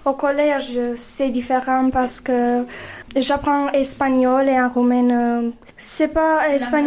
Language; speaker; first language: French; non-native, learner; Romanian